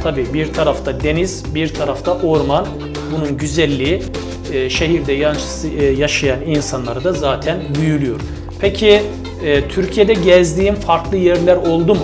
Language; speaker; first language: Turkish; native; Turkish